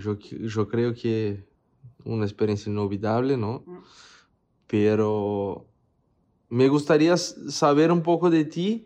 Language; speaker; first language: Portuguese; non-native, learner; Spanish